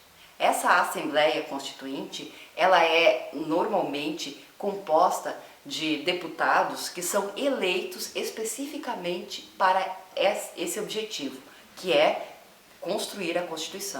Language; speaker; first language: Portuguese; native; Portuguese